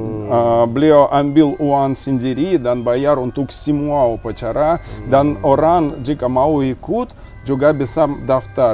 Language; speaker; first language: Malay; non-native, learner; Russian